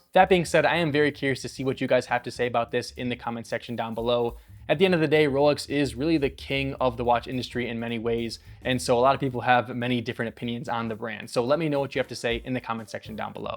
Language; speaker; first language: English; native; English